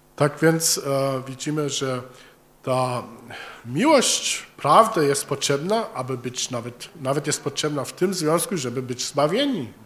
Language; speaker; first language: Polish; early bilingual, heritage; German